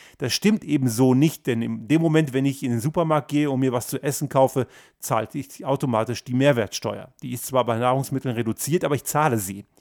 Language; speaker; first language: German; early bilingual, other home language; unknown